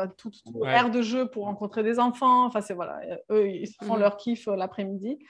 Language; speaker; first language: French; non-native, fluent; Serbian